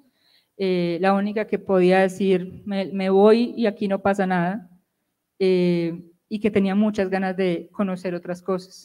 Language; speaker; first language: Spanish; native; Spanish